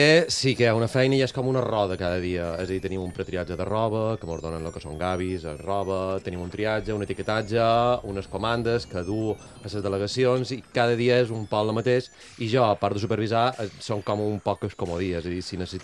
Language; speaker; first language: Catalan; native; Catalan